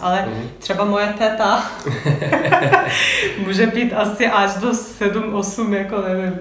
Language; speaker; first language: Czech; non-native, learner; Turkish